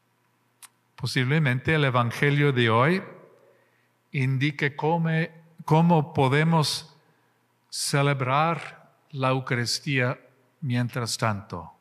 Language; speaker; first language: Spanish; non-native, fluent; English